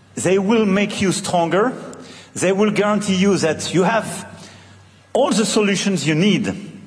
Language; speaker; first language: English; non-native, fluent; French